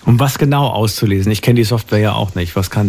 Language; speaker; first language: German; native; German